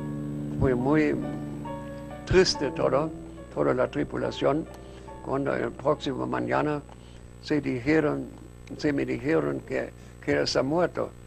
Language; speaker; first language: Spanish; non-native, fluent; German